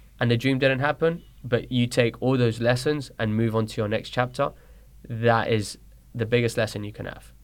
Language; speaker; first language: English; early bilingual, other home language; Spanish